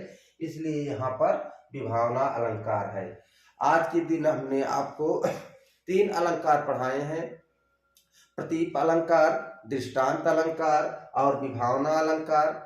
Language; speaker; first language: Hindi; native; Hindi